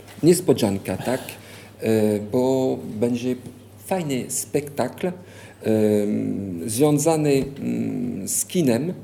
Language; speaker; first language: Polish; non-native, fluent; French